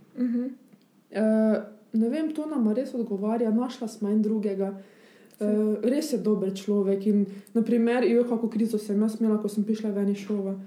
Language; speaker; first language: Slovenian; early bilingual, other home language; Bosnian